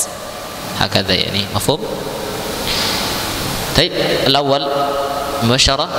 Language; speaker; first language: Arabic; non-native, fluent; Indonesian